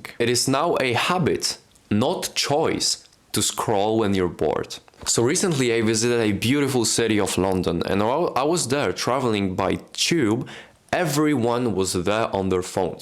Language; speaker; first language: English; non-native, fluent; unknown